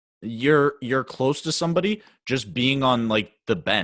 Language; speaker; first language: English; native; English